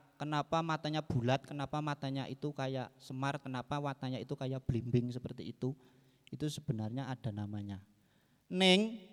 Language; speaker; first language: Indonesian; native; Indonesian